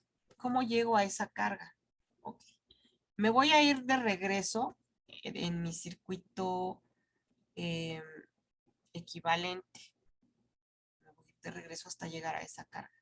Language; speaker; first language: Spanish; native; Spanish